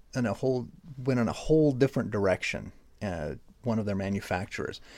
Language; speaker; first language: English; native; English